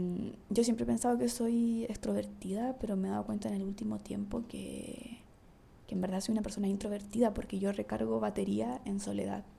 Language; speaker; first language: Spanish; native; Spanish